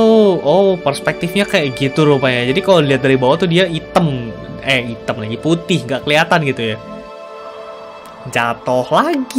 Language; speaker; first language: Indonesian; native; Indonesian